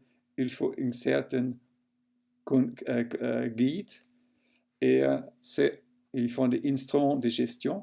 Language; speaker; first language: French; non-native, local second language; German